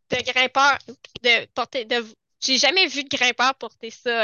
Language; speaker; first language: French; native; French